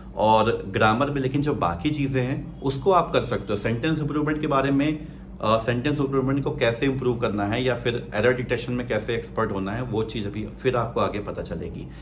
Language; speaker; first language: Hindi; native; Hindi